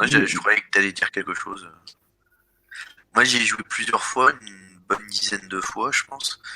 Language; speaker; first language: French; native; French